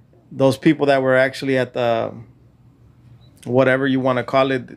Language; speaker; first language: English; early bilingual, other home language; Spanish